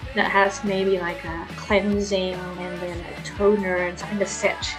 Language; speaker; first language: English; early bilingual, other home language; Indonesian